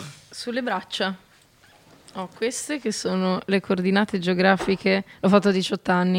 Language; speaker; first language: Italian; native; Italian